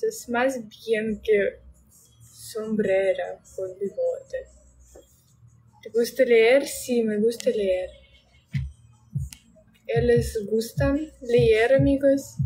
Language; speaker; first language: Spanish; non-native, learner; Russian